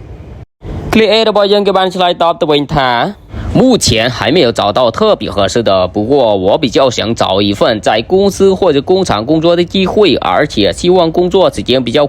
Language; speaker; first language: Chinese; non-native, fluent; Khmer